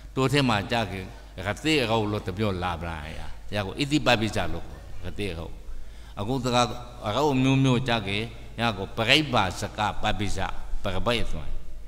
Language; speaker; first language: Burmese; native; Burmese